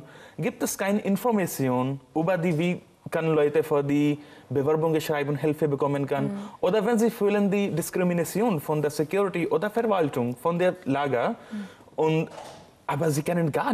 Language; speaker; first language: German; non-native, learner; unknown